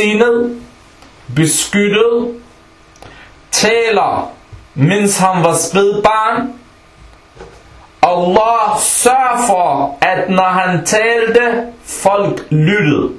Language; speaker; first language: Danish; non-native, local second language; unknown